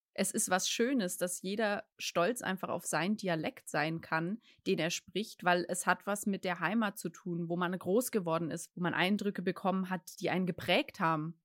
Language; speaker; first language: German; native; German